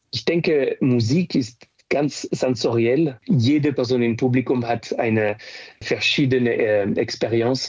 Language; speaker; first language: German; non-native, learner; French